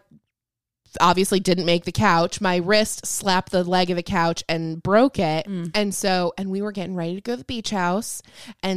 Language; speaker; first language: English; native; English